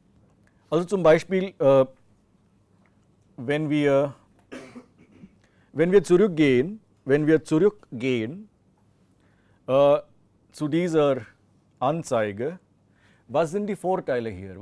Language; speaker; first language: German; non-native, fluent; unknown